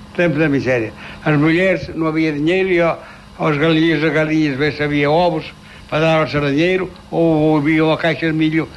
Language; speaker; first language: Portuguese; native; Portuguese